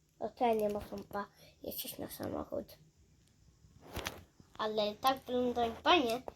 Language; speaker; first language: Polish; early bilingual, heritage; Polish